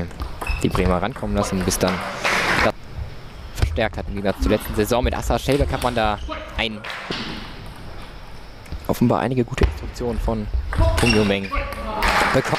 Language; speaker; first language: German; native; German